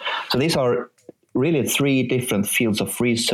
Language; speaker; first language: English; non-native, fluent; Swedish